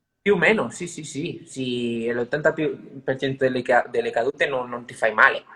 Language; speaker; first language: Italian; non-native, fluent; Spanish